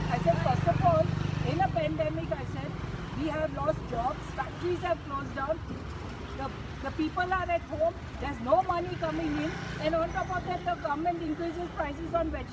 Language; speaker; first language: English; non-native, local second language; Konkani